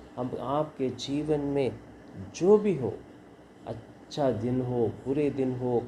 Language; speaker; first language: Hindi; non-native, local second language; Kannada